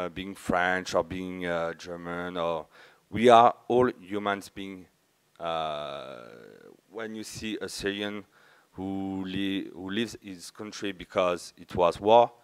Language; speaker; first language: English; non-native, learner; French